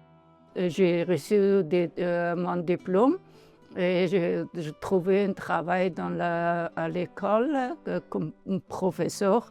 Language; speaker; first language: French; non-native, learner; Persian